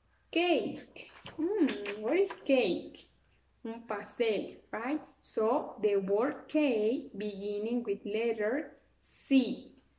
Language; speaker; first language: English; non-native, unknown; Spanish